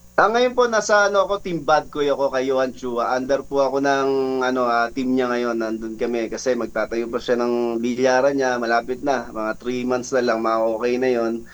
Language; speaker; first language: Filipino; native; Filipino